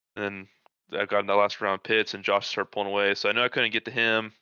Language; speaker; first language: English; native; English